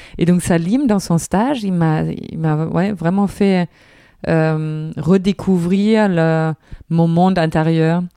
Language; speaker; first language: French; non-native, fluent; German